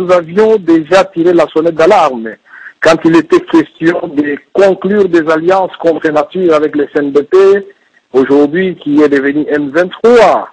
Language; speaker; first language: French; non-native, local second language; Swahili